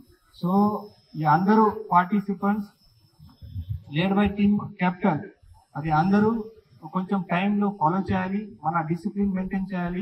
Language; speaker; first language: Telugu; non-native, fluent; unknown